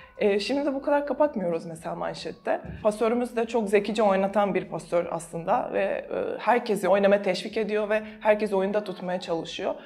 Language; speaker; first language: Turkish; non-native, fluent; Serbian